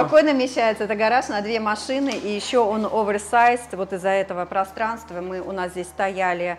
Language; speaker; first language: Russian; native; Russian